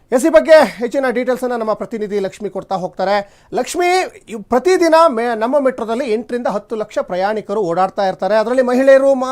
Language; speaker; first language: Kannada; native; Kannada